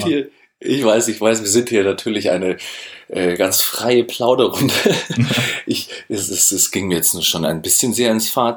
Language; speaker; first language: German; native; German